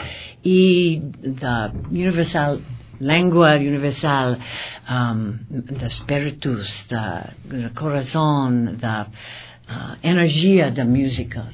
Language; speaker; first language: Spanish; non-native, learner; English